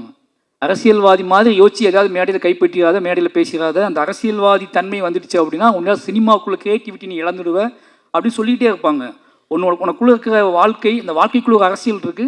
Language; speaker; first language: Tamil; native; Tamil